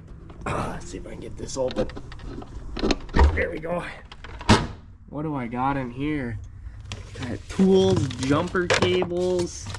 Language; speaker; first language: English; native; English